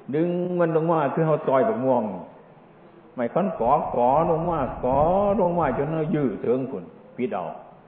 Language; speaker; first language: Thai; non-native, local second language; Northeastern Thai